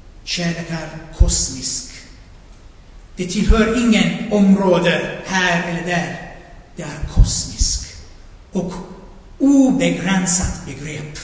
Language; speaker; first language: Swedish; non-native, fluent; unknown